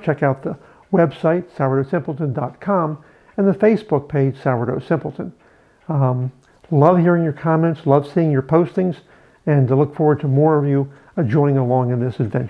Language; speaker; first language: English; native; English